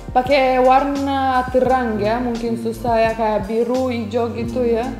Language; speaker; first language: Indonesian; non-native, fluent; Romanian